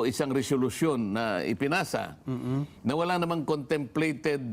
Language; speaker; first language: Filipino; native; Filipino